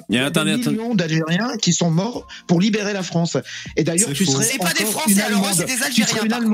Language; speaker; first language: French; native; French